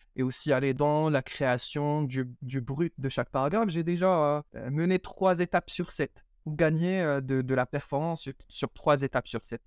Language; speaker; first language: French; non-native, local second language; Arabic